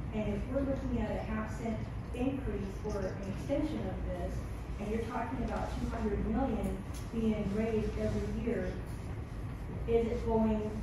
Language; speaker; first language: English; native; English